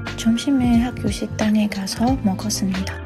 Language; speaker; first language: Korean; non-native, learner; Burmese